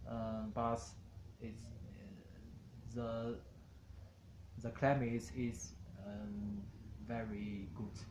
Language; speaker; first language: English; non-native, learner; Chinese